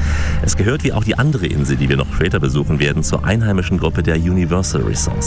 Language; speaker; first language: German; native; German